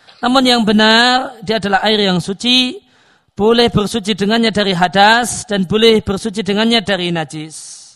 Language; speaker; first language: Indonesian; native; Indonesian